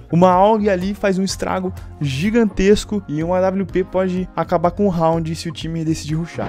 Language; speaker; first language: Portuguese; native; Portuguese